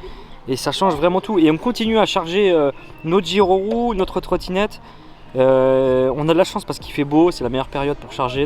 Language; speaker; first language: French; native; French